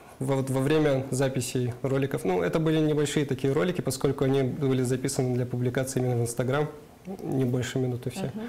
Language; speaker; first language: Russian; non-native, local second language; Karachay-Balkar